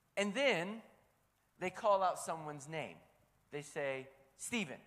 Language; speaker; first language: English; native; English